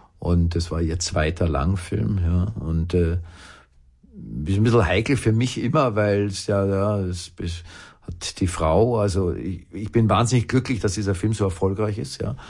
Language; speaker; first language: German; native; German